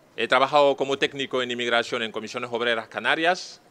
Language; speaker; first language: Spanish; non-native, fluent; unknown